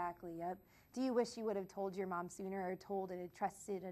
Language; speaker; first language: English; native; English